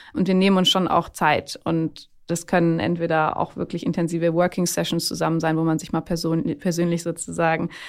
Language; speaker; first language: German; native; German